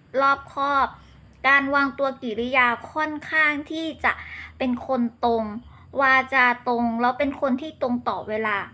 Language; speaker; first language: Thai; native; Thai